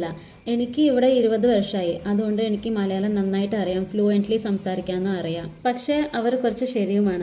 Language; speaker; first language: Malayalam; non-native, local second language; Hindi